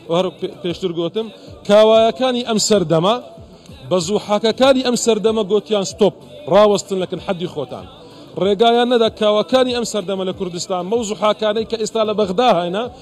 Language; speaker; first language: Central Kurdish; non-native, local second language; Assyrian Neo-Aramaic